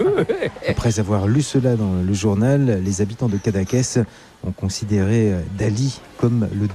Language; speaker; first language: French; native; French